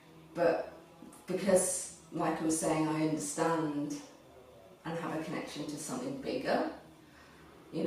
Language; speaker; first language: English; native; English